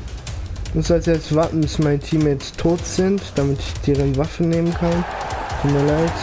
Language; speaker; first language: German; early bilingual, other home language; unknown